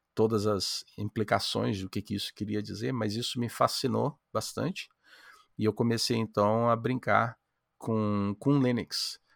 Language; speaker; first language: Portuguese; native; Portuguese